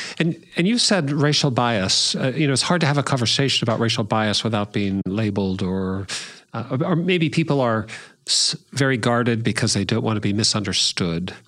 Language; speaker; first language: English; native; English